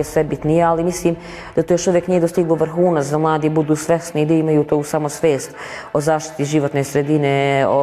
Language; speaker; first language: Bosnian; native; Bosnian